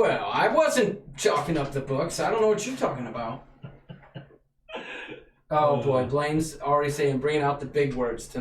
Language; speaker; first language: English; native; English